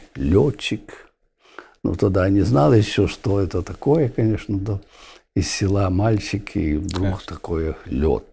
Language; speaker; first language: Russian; non-native, local second language; Ukrainian